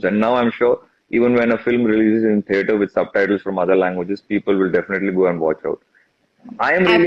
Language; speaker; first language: English; non-native, local second language; Tamil